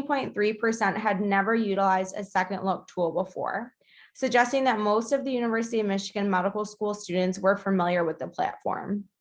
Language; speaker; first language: English; native; English